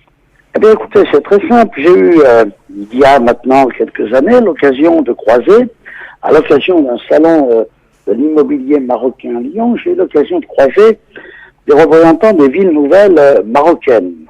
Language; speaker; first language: French; native; French